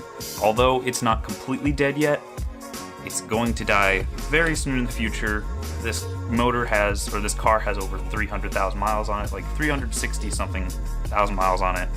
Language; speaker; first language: English; native; English